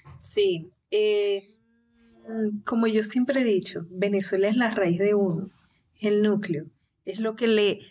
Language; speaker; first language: Spanish; native; Spanish